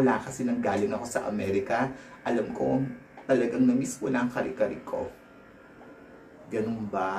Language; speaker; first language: Filipino; native; Filipino